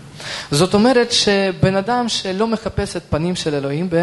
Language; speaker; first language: Hebrew; non-native, fluent; Russian